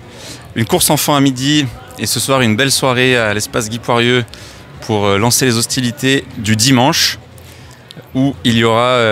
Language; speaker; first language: French; native; French